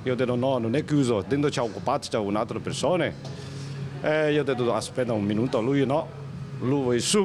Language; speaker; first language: Italian; non-native, local second language; Chinese